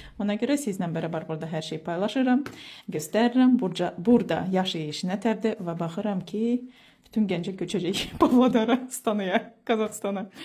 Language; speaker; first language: Azerbaijani; non-native, fluent; Russian